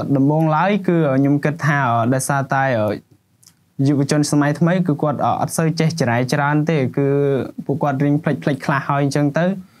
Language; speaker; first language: Khmer; non-native, local second language; Jarai